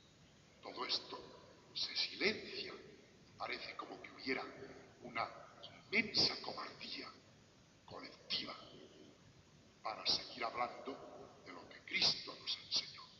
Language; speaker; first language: Spanish; native; Spanish